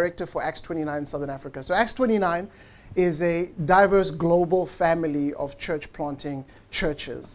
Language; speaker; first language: English; non-native, local second language; Tswana